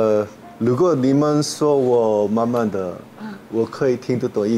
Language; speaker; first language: Chinese; non-native, learner; Korean